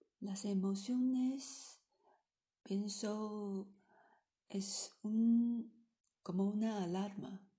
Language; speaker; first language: Spanish; non-native, learner; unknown